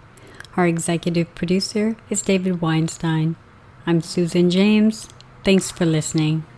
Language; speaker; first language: English; native; English